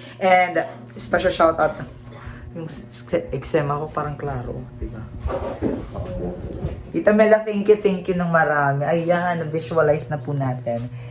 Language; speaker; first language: Filipino; native; Filipino